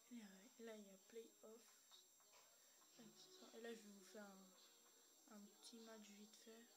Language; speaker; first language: French; native; French